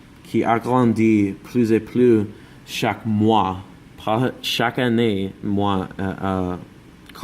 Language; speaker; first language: French; non-native, learner; English